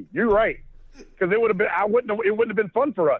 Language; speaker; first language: English; native; English